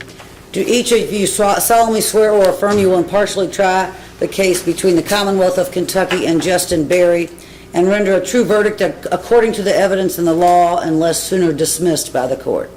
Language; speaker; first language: English; native; English